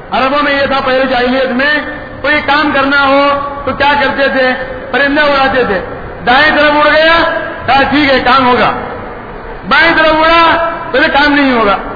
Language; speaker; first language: Urdu; non-native, local second language; Konkani